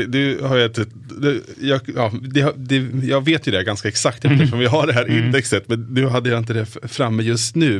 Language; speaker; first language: Swedish; native; Swedish